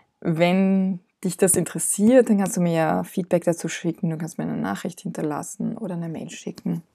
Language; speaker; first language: German; non-native, fluent; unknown